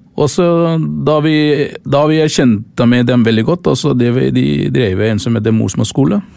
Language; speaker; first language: Norwegian; non-native, learner; Sinhala